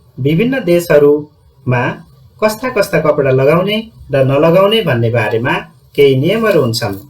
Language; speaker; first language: Nepali; native; Nepali